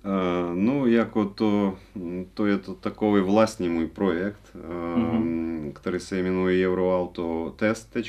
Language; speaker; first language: Czech; non-native, learner; Russian